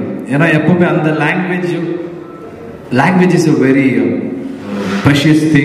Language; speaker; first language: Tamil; non-native, learner; Kannada